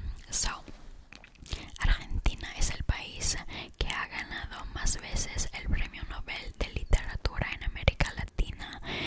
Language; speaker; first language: Spanish; non-native, learner; Italian